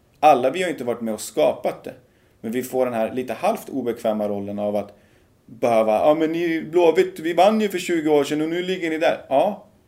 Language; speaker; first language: Swedish; early bilingual, other home language; Persian